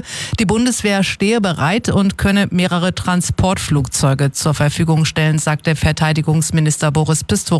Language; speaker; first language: German; native; German